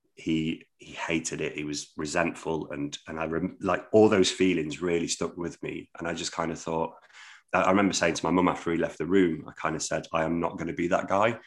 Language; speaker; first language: English; native; English